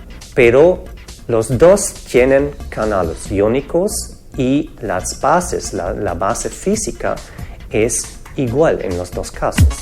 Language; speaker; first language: Spanish; non-native, fluent; German